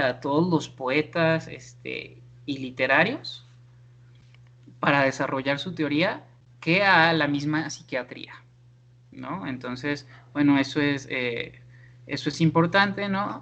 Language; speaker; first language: Spanish; native; Spanish